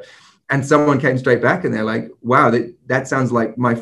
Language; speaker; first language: English; native; English